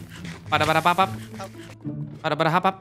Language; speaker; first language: Indonesian; native; Indonesian